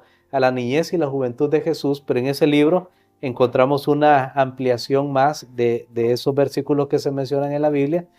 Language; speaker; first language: Spanish; native; Spanish